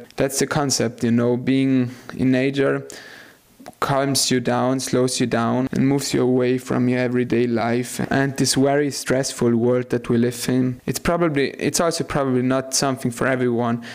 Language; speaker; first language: English; non-native, fluent; German